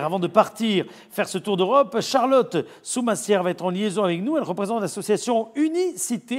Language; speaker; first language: French; native; French